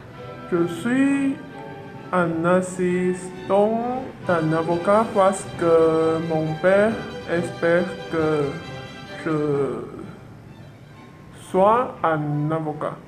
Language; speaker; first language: French; non-native, learner; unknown